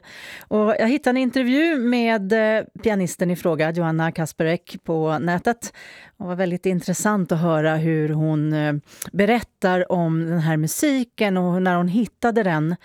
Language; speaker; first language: Swedish; native; Swedish